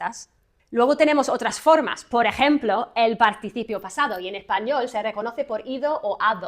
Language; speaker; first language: Spanish; non-native, fluent; English